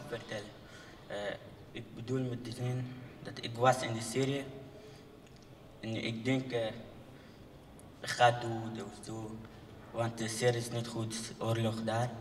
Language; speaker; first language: Dutch; non-native, learner; Arabic